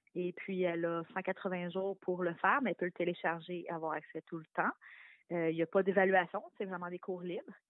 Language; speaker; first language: French; native; French